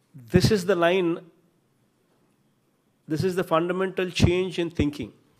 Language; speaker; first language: English; non-native, local second language; Telugu